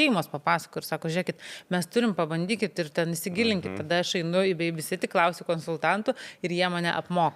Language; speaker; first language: Lithuanian; native; Lithuanian